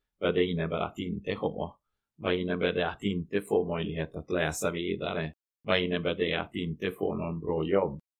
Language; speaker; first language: Swedish; non-native, fluent; Croatian